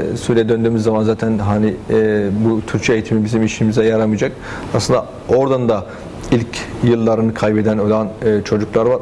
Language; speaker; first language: Turkish; non-native, fluent; Arabic